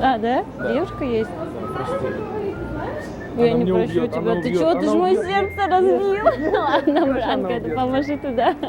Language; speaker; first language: Russian; non-native, local second language; Kyrgyz